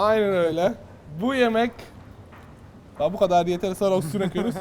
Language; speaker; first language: Turkish; non-native, fluent; Italian